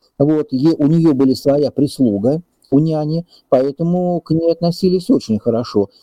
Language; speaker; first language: Russian; native; Russian